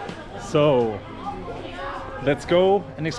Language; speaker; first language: English; non-native, fluent; Turkish